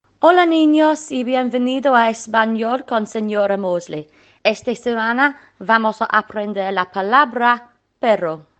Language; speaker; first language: Spanish; non-native, fluent; English